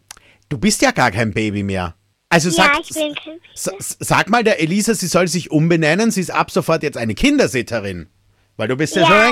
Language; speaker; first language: German; native; German